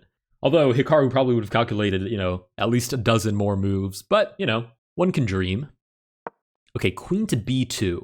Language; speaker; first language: English; native; English